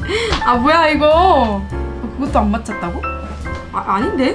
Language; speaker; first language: Korean; non-native, fluent; Arabic